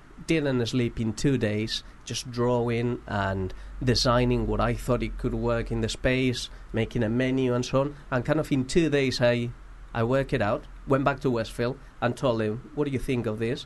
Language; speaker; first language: English; non-native, fluent; Spanish